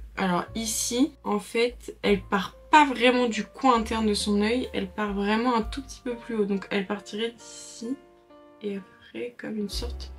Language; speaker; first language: French; native; French